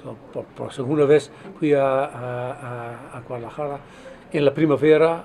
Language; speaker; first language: Spanish; non-native, fluent; Dutch